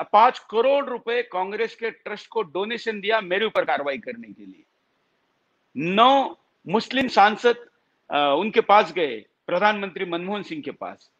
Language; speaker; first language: Hindi; non-native, local second language; Marathi